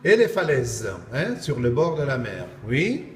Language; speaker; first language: French; non-native, fluent; Spanish